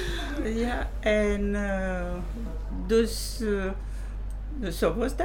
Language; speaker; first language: Dutch; non-native, fluent; Georgian